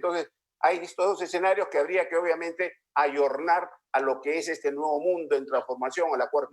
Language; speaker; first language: Spanish; native; Spanish